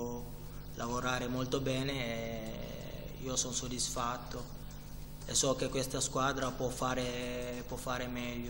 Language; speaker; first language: Italian; non-native, fluent; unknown